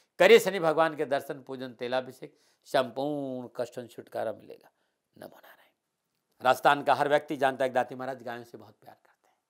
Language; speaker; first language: Hindi; native; Hindi